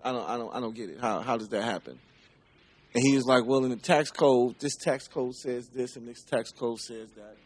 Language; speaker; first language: English; native; English